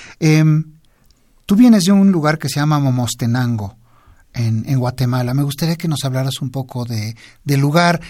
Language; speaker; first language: Spanish; native; Spanish